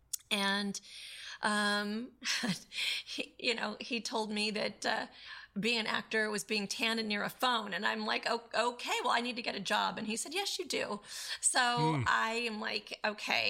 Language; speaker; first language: English; native; English